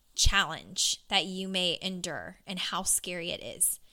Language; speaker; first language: English; native; English